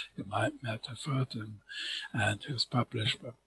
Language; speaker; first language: English; non-native, fluent; German